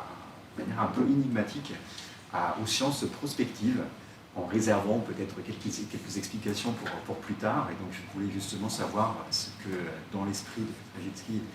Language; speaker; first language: French; native; French